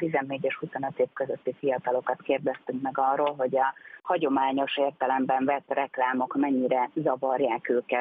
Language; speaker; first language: Hungarian; native; Hungarian